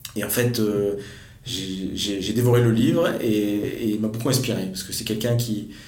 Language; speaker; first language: French; native; French